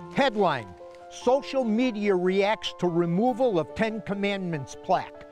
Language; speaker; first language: English; native; English